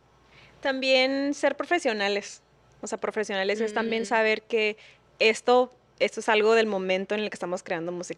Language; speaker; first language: Spanish; native; Spanish